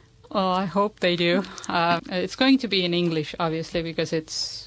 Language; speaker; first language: English; non-native, fluent; Estonian